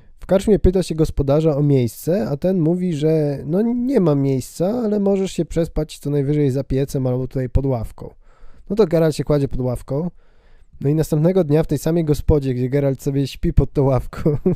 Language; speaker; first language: Polish; native; Polish